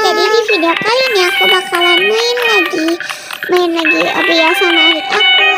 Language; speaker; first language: Indonesian; native; Indonesian